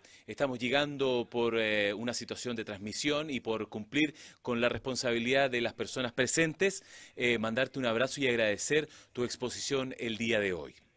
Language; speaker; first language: Spanish; native; Spanish